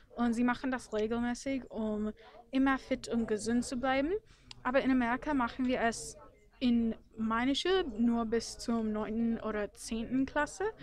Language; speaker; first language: German; non-native, fluent; English